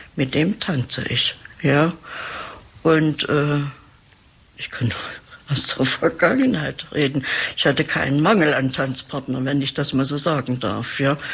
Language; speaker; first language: German; native; German